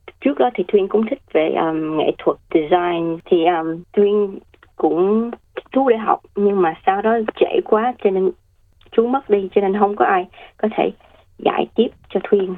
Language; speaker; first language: Vietnamese; early bilingual, heritage; Vietnamese